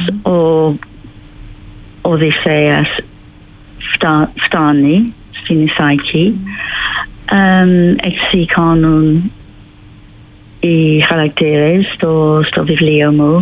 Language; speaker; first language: Greek; non-native, fluent; English